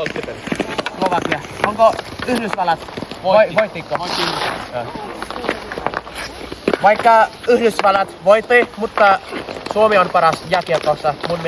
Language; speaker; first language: Finnish; non-native, learner; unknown